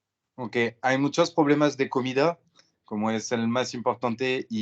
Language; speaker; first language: Spanish; non-native, learner; French